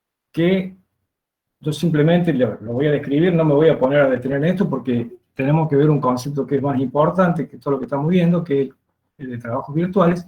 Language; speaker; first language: Spanish; native; Spanish